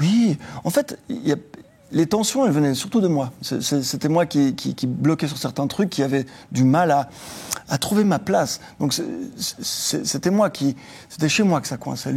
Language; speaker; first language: French; native; French